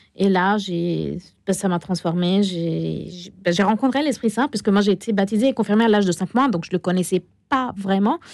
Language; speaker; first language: French; non-native, fluent; Arabic